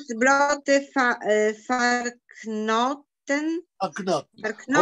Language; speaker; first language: Hebrew; non-native, learner; Polish